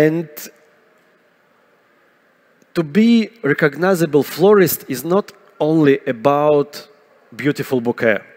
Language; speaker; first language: English; non-native, fluent; Russian